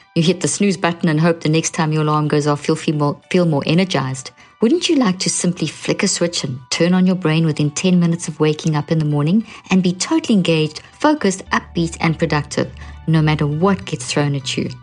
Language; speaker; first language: English; native; English